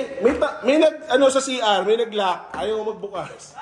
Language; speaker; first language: Filipino; native; Filipino